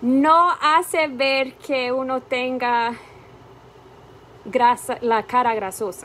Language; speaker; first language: Spanish; early bilingual, heritage; Spanish